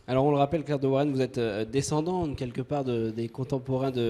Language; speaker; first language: French; native; French